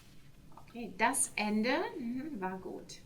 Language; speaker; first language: German; non-native, fluent; English